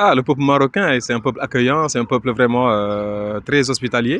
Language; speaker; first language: French; non-native, local second language; Wolof